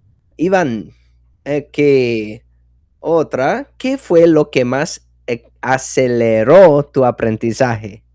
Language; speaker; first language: Spanish; non-native, fluent; English